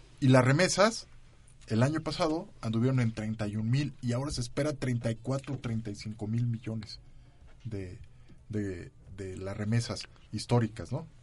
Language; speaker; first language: Spanish; native; Spanish